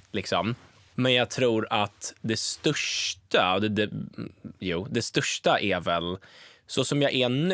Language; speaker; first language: Swedish; native; Swedish